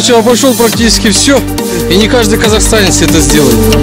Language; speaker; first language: Russian; native; Russian